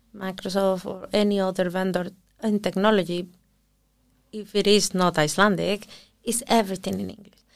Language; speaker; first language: English; early bilingual, other home language; Spanish